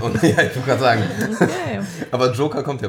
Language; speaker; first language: German; native; German